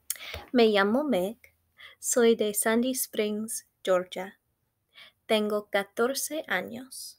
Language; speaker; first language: Spanish; non-native, fluent; English